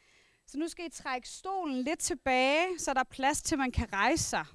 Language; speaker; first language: Danish; non-native, local second language; Kalaallisut